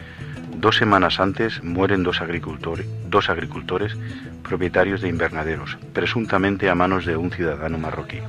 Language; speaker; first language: Spanish; native; Spanish